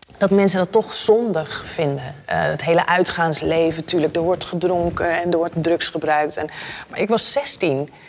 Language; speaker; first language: Dutch; native; Dutch